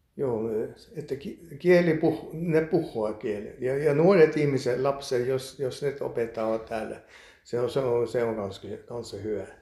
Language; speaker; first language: Finnish; early bilingual, heritage; Finnish